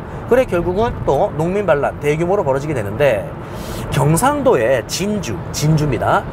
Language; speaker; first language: Korean; native; Korean